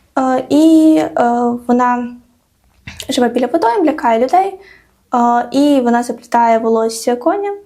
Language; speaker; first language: Ukrainian; non-native, local second language; Crimean Tatar